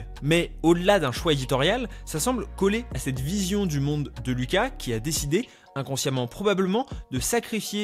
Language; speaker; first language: French; native; French